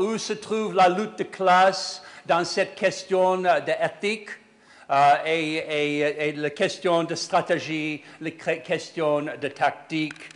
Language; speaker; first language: French; non-native, fluent; English